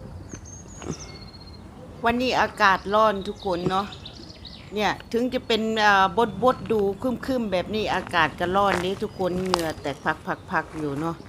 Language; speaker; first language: Thai; non-native, local second language; Lao